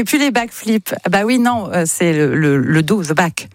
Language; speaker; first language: French; native; French